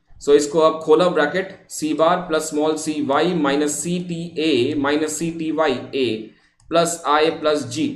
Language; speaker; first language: Hindi; non-native, local second language; Bangla